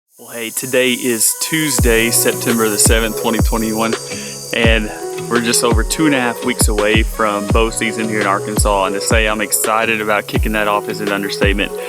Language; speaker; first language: English; native; English